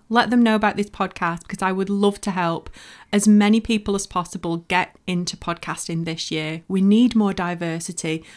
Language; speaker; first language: English; native; English